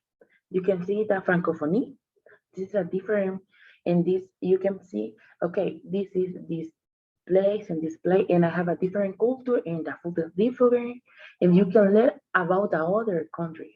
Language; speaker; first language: English; non-native, learner; Spanish